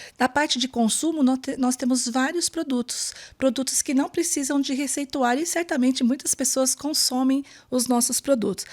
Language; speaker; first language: Portuguese; native; Portuguese